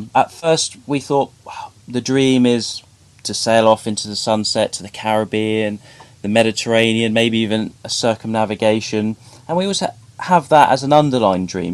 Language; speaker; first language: English; native; English